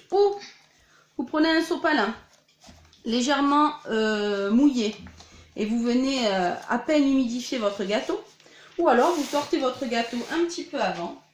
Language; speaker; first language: French; native; French